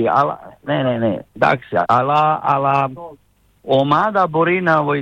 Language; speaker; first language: Greek; non-native, learner; Serbian